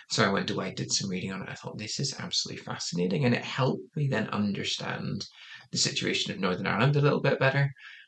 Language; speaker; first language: English; native; English